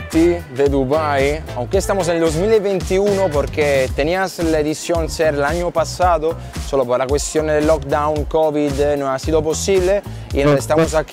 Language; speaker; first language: Spanish; non-native, fluent; Italian